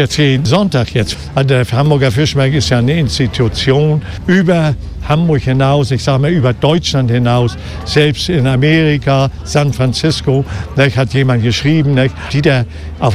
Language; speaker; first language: German; native; German